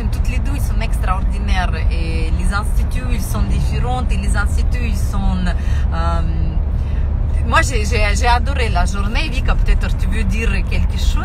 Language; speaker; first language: French; non-native, fluent; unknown